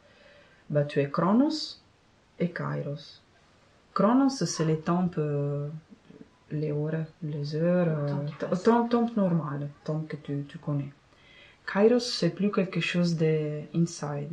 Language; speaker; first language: French; non-native, fluent; Italian